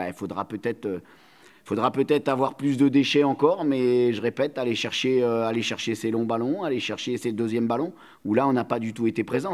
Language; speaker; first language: French; native; French